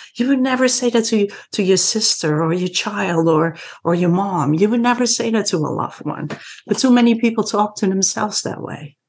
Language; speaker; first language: English; non-native, fluent; Dutch